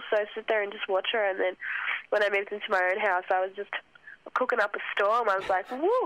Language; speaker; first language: English; non-native, local second language; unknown